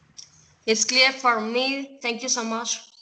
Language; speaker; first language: English; non-native, learner; Spanish